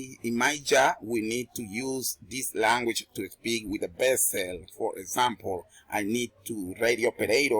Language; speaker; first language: English; non-native, learner; Spanish